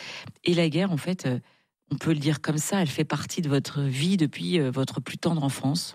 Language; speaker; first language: French; native; French